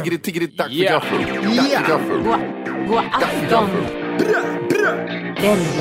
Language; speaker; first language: Swedish; native; Swedish